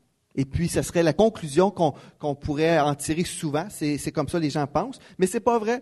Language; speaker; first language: French; native; French